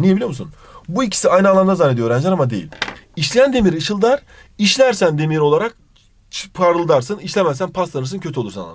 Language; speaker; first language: Turkish; native; Turkish